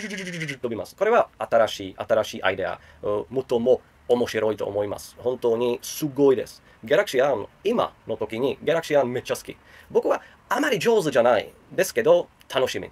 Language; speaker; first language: Japanese; non-native, learner; Czech